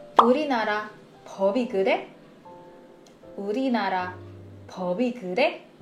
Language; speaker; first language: Korean; non-native, fluent; Indonesian